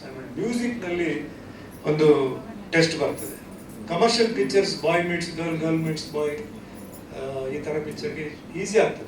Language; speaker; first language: Kannada; non-native, fluent; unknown